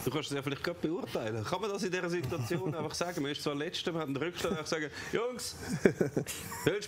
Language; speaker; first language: German; native; German